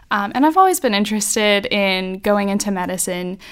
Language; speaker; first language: English; native; English